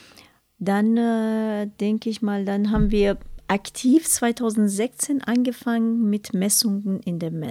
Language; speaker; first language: German; non-native, learner; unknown